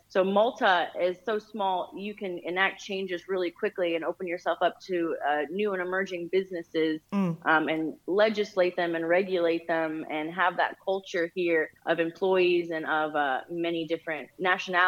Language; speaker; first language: English; native; English